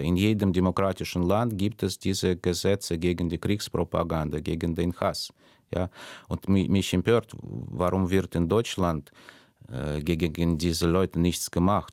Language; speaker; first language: German; non-native, fluent; Russian